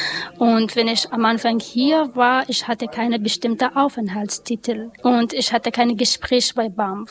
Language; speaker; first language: German; non-native, learner; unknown